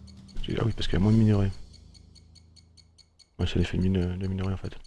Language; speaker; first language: French; native; French